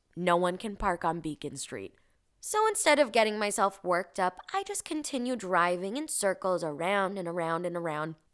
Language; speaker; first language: English; native; English